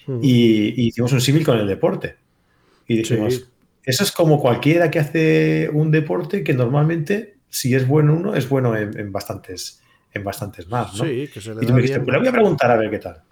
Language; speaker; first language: Spanish; native; Spanish